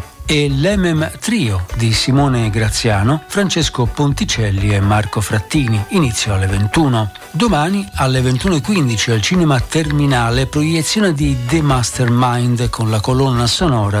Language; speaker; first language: Italian; native; Italian